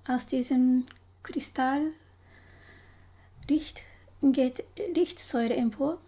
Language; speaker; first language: German; non-native, learner; Japanese